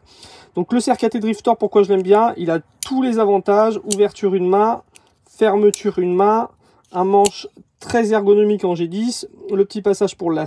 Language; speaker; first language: French; native; French